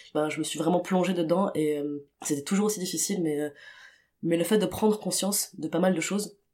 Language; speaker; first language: French; non-native, local second language; Arabic